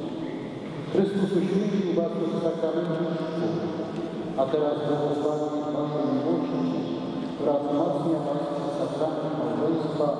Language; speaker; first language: Polish; native; Polish